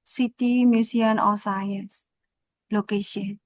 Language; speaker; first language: English; non-native, learner; Burmese